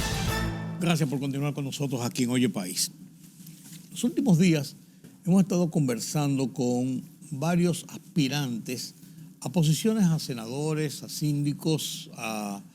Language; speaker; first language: Spanish; native; Spanish